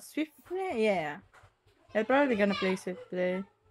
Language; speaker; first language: English; non-native, local second language; Filipino